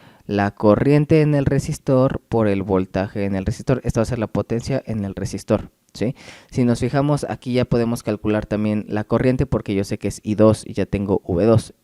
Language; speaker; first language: Spanish; native; Spanish